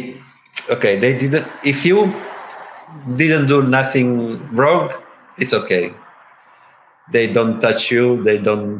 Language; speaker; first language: English; non-native, learner; Italian